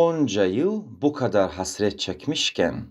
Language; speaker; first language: Turkish; non-native, fluent; Russian